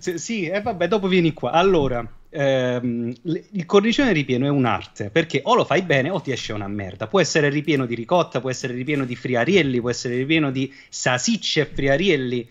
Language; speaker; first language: Italian; native; Italian